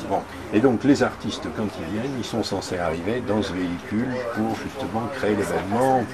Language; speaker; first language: French; native; French